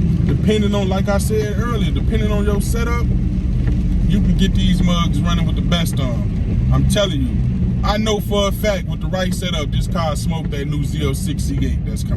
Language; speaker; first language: English; native; English